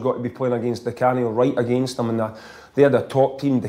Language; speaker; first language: English; native; English